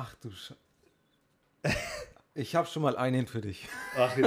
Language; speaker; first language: German; native; German